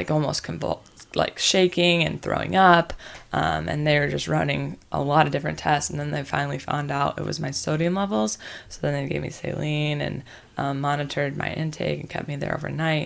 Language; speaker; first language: English; native; English